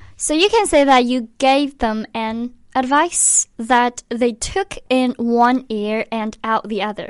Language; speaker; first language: English; non-native, fluent; Chinese